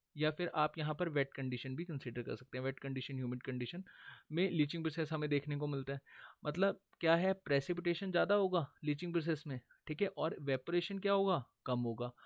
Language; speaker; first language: Hindi; native; Hindi